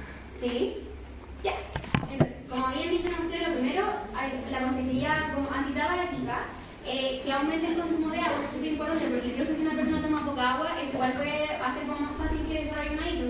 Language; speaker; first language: Spanish; native; Spanish